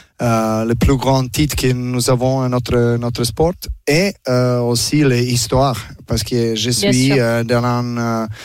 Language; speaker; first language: French; non-native, learner; Serbian